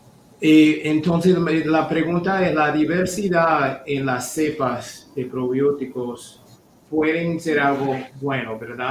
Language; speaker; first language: Spanish; non-native, fluent; English